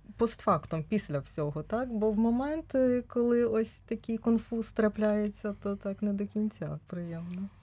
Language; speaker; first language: Ukrainian; native; Ukrainian